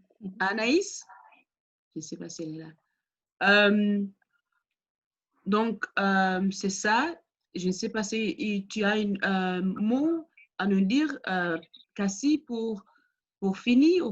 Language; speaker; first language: French; non-native, learner; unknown